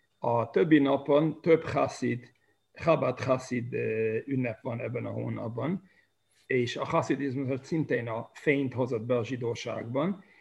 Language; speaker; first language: Hungarian; early bilingual, heritage; Hungarian